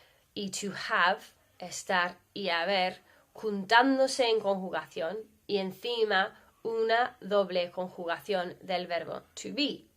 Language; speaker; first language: Spanish; non-native, fluent; English